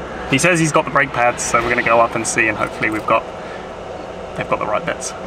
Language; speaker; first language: English; native; English